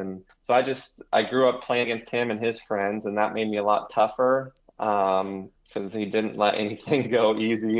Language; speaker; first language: English; native; English